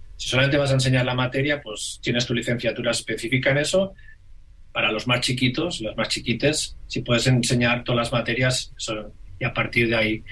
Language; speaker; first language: Spanish; non-native, local second language; Catalan